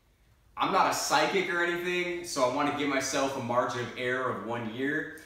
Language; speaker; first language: English; native; English